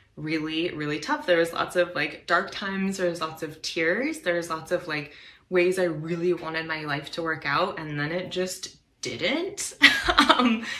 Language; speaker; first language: English; native; English